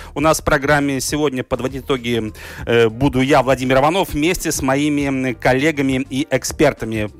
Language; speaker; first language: Russian; native; Russian